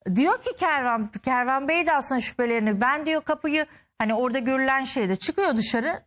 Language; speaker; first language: Turkish; native; Turkish